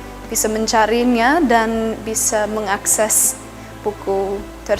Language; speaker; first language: Indonesian; non-native, fluent; English